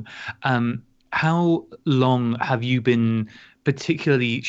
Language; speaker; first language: English; native; English